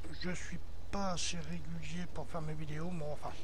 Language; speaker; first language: French; native; French